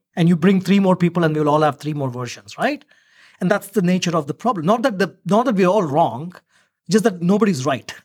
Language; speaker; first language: English; non-native, local second language; Telugu